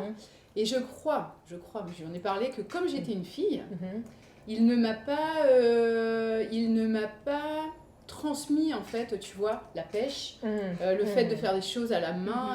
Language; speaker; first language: French; native; French